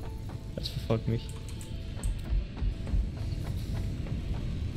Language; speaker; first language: German; native; German